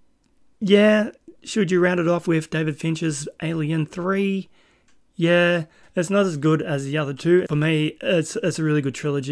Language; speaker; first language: English; native; English